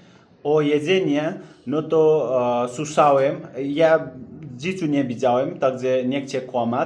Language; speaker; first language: Polish; non-native, learner; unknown